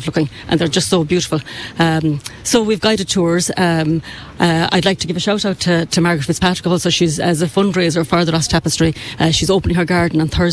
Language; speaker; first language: English; native; English